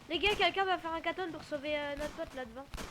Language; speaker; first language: French; native; French